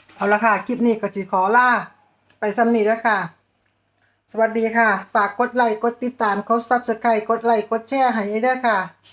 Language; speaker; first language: Thai; native; Thai